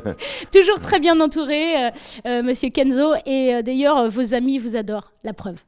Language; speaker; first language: French; native; French